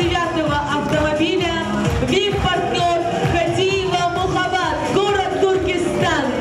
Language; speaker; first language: Russian; native; Russian